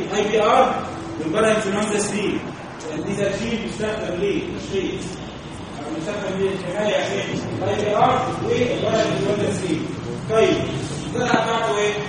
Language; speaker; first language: Arabic; native; Arabic